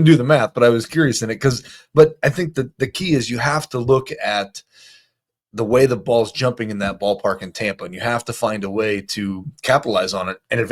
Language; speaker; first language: English; native; English